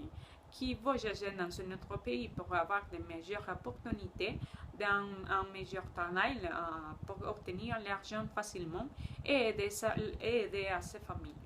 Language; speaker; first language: French; non-native, learner; Spanish